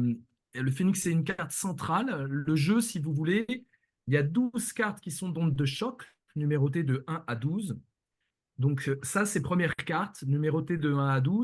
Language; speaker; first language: French; native; French